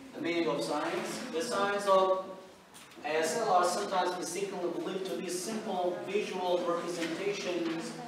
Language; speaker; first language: English; non-native, fluent; Turkish